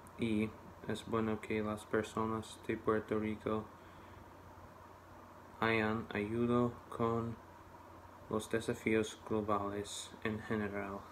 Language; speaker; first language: Spanish; non-native, learner; English